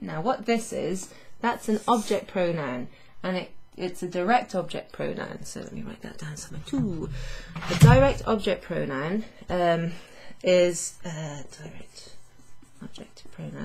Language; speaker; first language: English; native; English